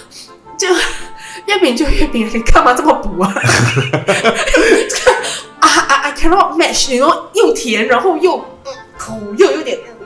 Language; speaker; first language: Chinese; native; Chinese